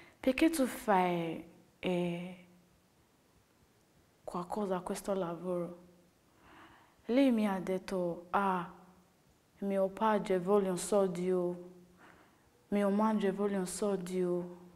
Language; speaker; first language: Italian; non-native, learner; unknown